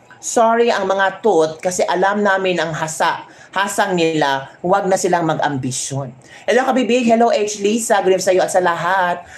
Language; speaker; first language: Filipino; non-native, local second language; Hiligaynon